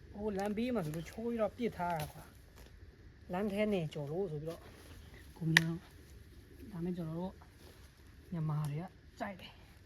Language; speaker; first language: Burmese; non-native, local second language; Pa'o Karen